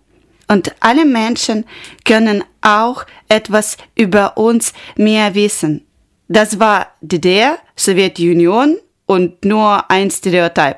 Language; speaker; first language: German; non-native, learner; Ukrainian